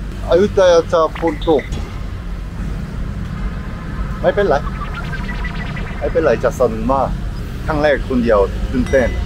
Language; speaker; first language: Thai; non-native, learner; Korean